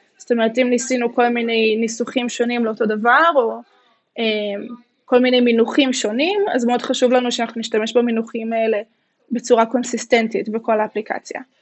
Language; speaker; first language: Hebrew; native; Hebrew